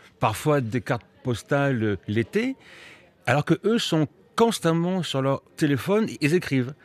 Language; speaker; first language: French; early bilingual, other home language; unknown